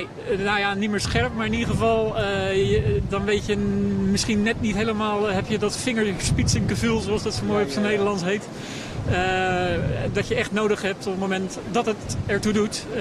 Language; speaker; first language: Dutch; native; Dutch